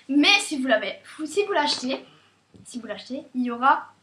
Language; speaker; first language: French; native; French